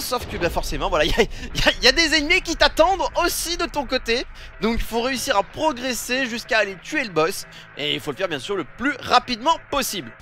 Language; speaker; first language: French; native; French